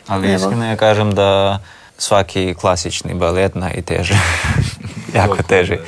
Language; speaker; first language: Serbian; non-native, learner; Russian